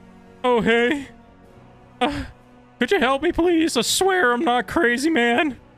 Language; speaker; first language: English; native; English